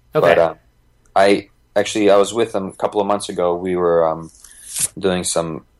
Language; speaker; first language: English; early bilingual, other home language; Bosnian